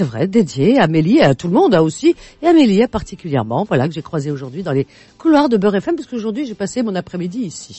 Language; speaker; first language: French; native; French